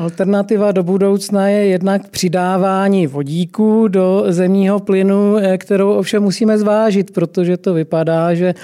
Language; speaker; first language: Czech; native; Czech